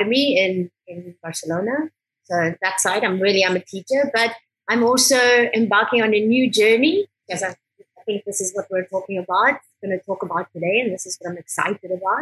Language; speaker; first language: English; native; English